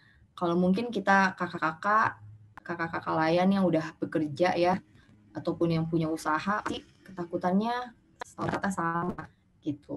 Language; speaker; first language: Indonesian; native; Indonesian